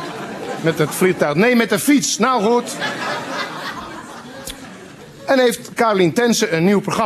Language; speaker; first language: Dutch; native; Dutch